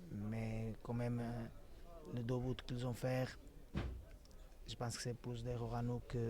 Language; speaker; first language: French; non-native, fluent; Portuguese